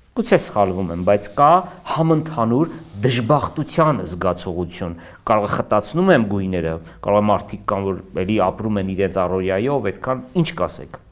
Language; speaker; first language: Armenian; native; Armenian